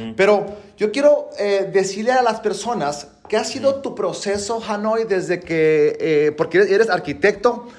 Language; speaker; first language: Spanish; native; Spanish